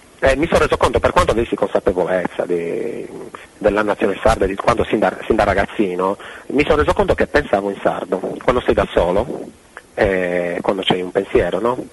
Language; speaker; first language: Italian; native; Italian